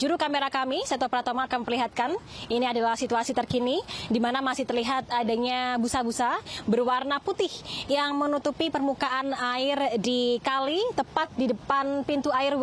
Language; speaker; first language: Indonesian; native; Indonesian